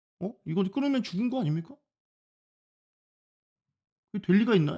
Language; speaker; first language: Korean; native; Korean